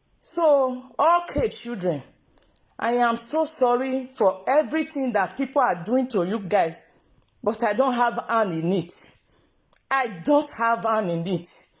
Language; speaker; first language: Nigerian Pidgin; non-native, local second language; Yoruba